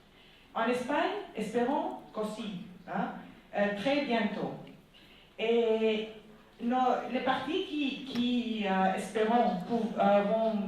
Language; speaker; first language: French; non-native, fluent; Spanish